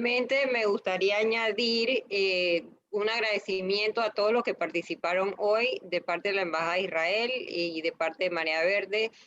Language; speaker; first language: Spanish; native; Spanish